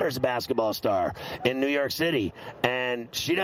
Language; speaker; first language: English; native; English